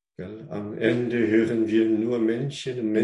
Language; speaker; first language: German; non-native, fluent; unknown